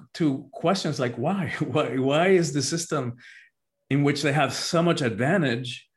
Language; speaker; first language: English; early bilingual, other home language; Spanish